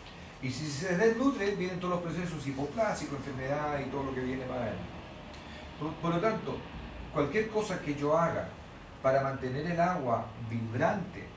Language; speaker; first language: Spanish; native; Spanish